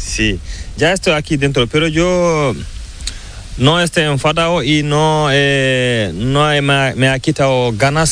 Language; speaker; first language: Spanish; non-native, learner; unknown